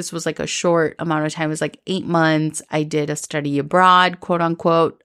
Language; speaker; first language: English; early bilingual, other home language; Spanish